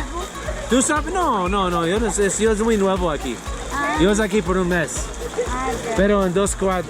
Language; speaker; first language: Spanish; non-native, learner; English